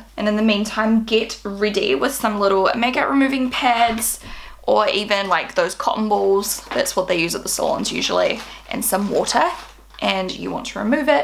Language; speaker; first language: English; native; English